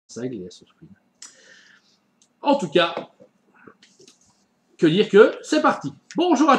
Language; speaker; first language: French; native; French